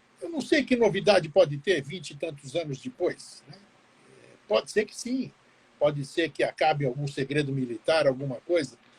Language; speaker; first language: Portuguese; early bilingual, other home language; Greek